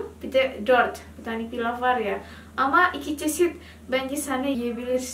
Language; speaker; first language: Turkish; non-native, learner; Indonesian